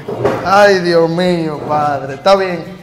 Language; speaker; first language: Spanish; native; Spanish